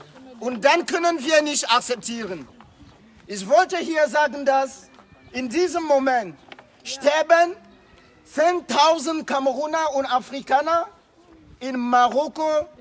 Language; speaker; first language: German; non-native, fluent; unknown